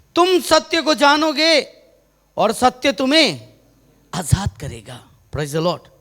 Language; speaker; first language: Hindi; non-native, local second language; Malayalam